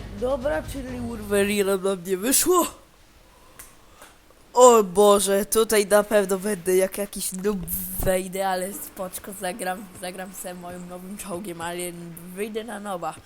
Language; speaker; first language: Polish; native; Polish